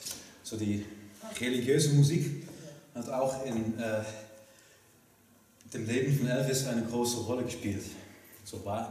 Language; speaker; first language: German; non-native, fluent; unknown